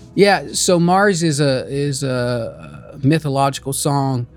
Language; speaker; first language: English; early bilingual, other home language; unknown